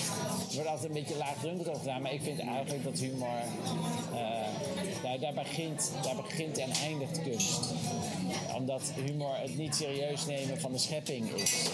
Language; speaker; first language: Dutch; native; Dutch